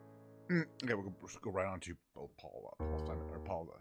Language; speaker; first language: English; native; English